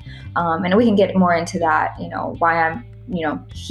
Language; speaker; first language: English; early bilingual, other home language; Spanish